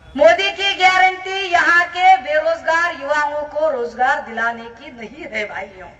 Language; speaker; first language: Hindi; non-native, local second language; Marathi